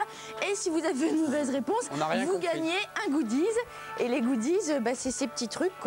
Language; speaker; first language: French; native; French